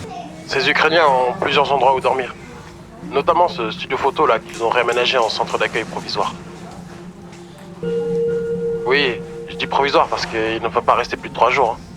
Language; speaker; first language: French; native; French